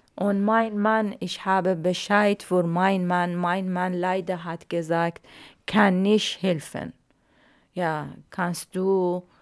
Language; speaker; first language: German; non-native, learner; Arabic